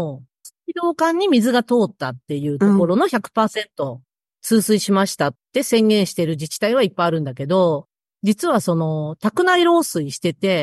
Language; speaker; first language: Japanese; native; Japanese